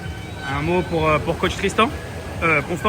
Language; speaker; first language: French; native; French